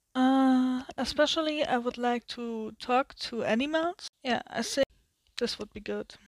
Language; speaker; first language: English; non-native, learner; German